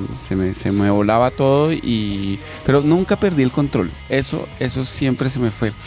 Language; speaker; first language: Spanish; native; Spanish